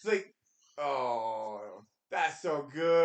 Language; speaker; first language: English; native; English